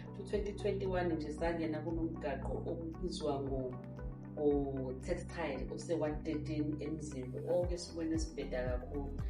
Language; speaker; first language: Zulu; native; Zulu